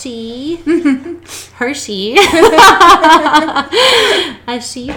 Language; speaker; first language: English; native; English